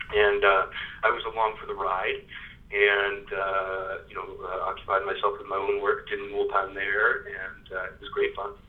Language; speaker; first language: English; early bilingual, other home language; French